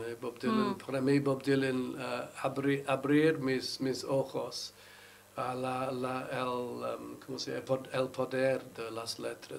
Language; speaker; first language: Spanish; non-native, learner; English